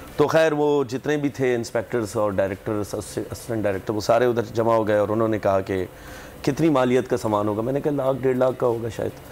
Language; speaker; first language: Urdu; native; Urdu